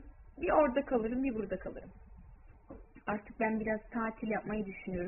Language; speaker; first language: Turkish; early bilingual, heritage; Turkish